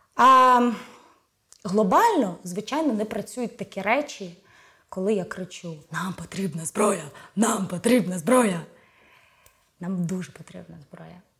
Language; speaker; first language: Ukrainian; native; Ukrainian